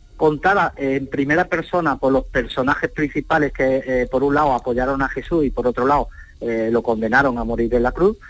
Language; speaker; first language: Spanish; native; Spanish